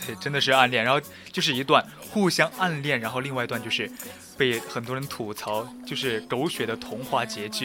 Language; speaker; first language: Chinese; native; Chinese